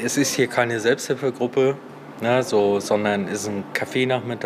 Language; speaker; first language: German; native; German